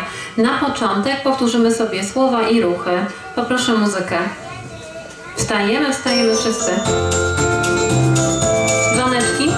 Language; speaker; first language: Polish; native; Polish